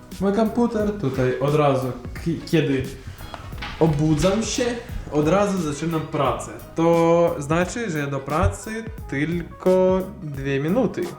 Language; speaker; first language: Polish; non-native, learner; Russian